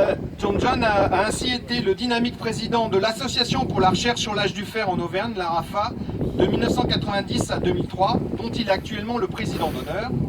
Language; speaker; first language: French; native; French